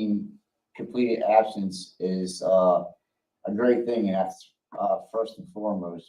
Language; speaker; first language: English; native; English